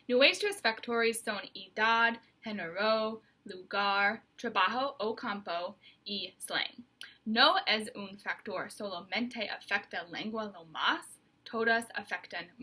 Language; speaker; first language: Spanish; non-native, learner; English